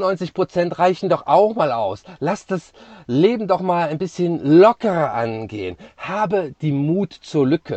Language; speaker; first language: German; native; German